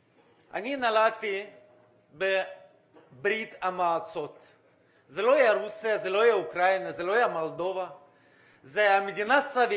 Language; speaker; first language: Hebrew; non-native, fluent; Russian